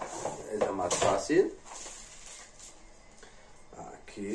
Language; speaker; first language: Spanish; non-native, learner; English